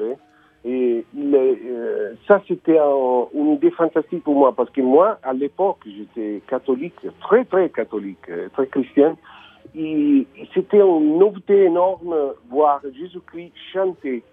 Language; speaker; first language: French; non-native, learner; Italian